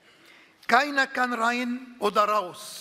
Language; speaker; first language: German; non-native, fluent; Arabic